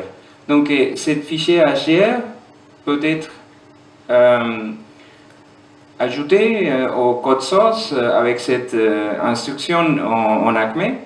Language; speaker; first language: French; non-native, fluent; German